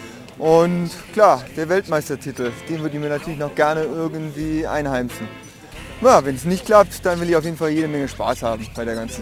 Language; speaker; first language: German; native; German